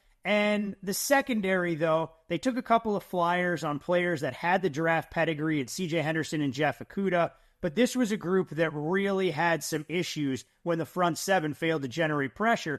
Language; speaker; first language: English; native; English